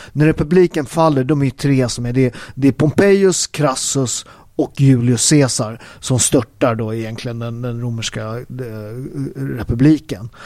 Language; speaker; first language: Swedish; early bilingual, other home language; Italian